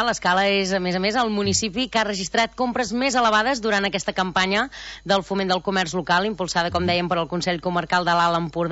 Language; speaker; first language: Catalan; native; Catalan